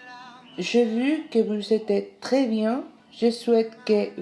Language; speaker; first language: French; non-native, learner; Spanish